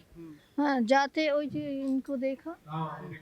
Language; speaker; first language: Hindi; non-native, local second language; Bangla